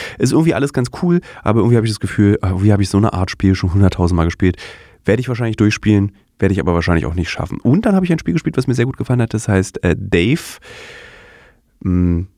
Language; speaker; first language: German; native; German